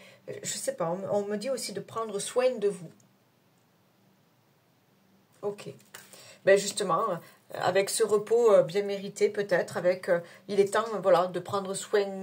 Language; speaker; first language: French; native; French